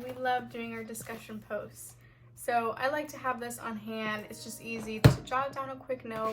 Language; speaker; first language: English; native; English